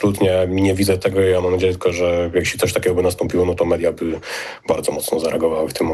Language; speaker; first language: Polish; native; Polish